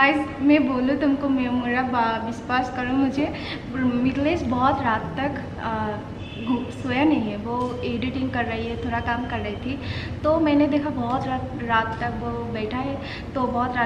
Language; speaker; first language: Hindi; non-native, learner; Bangla